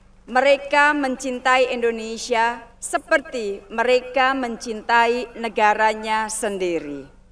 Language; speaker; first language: Indonesian; native; Indonesian